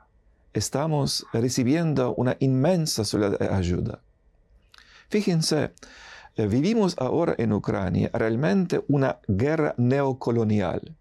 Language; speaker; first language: Spanish; non-native, fluent; Ukrainian